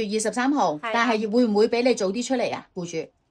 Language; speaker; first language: Cantonese; native; Cantonese